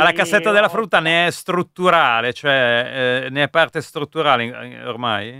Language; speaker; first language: Italian; native; Italian